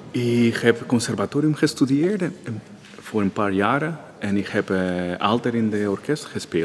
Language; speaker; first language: Dutch; non-native, fluent; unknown